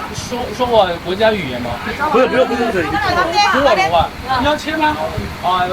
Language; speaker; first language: Chinese; non-native, learner; Indonesian